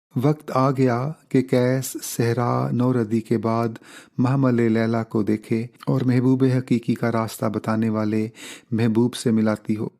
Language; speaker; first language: Urdu; native; Urdu